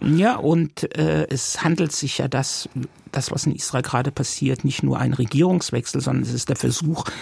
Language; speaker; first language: German; non-native, local second language; Yiddish